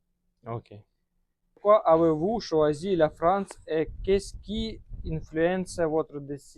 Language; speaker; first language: French; non-native, learner; Russian